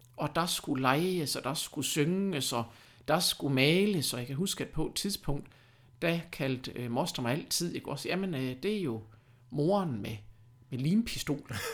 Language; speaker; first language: Danish; early bilingual, other home language; German